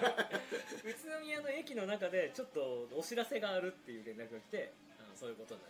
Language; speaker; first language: Japanese; native; Japanese